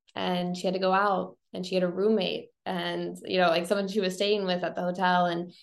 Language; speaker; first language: English; native; English